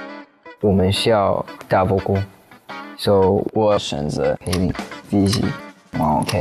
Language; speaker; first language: Chinese; non-native, fluent; English